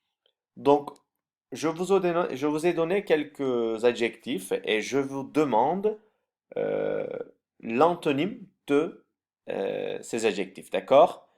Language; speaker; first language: French; non-native, fluent; Turkish